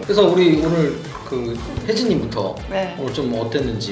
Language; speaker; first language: Korean; native; Korean